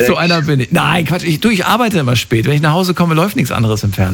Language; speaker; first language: German; native; German